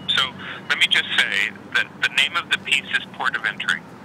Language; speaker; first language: English; early bilingual, other home language; Spanish